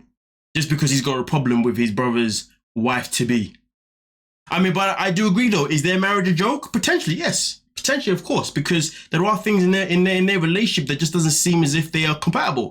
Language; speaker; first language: English; native; English